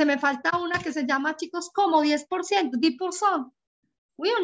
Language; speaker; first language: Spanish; native; Spanish